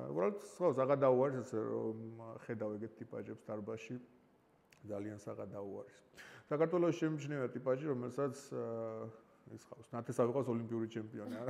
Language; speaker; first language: Georgian; early bilingual, heritage; Georgian